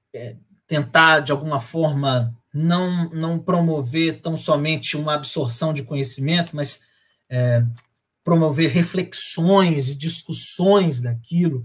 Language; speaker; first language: Portuguese; native; Portuguese